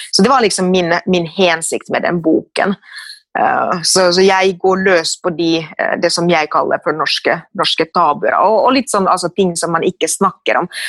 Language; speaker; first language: Norwegian; non-native, fluent; Finnish